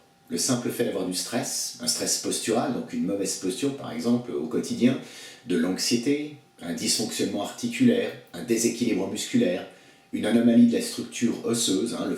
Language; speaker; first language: French; native; French